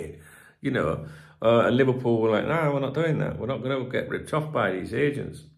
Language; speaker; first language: English; native; English